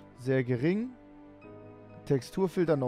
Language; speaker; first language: German; native; German